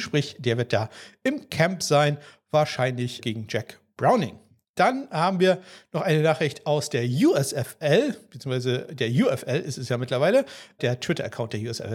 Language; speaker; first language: German; native; German